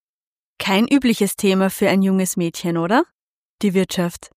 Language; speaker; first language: German; native; German